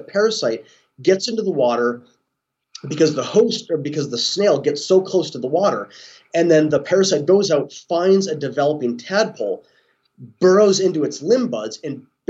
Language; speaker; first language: English; native; English